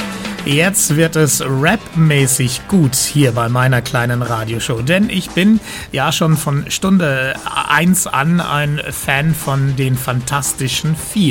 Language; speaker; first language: German; native; German